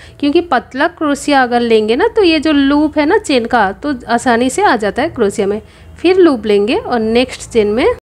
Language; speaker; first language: Hindi; non-native, local second language; Bangla